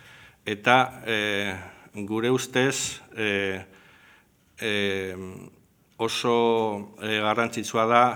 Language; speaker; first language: Basque; non-native, local second language; Spanish